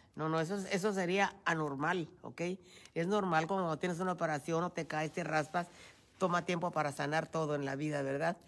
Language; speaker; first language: Spanish; native; Spanish